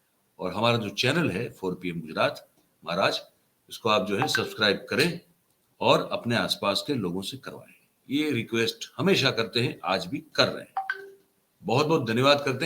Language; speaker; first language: Hindi; non-native, local second language; Gujarati